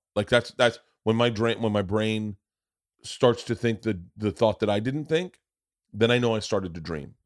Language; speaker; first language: English; native; English